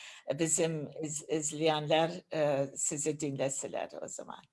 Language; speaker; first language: Turkish; non-native, learner; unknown